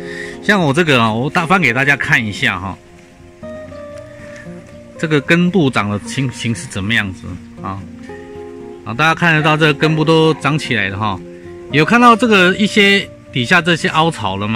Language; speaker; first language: Chinese; native; Chinese